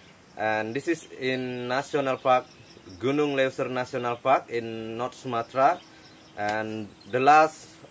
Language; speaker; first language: English; non-native, learner; Indonesian